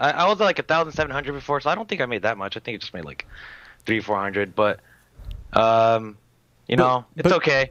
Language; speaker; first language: English; native; English